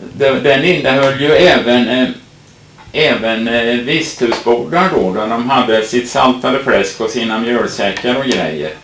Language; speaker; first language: Swedish; native; Swedish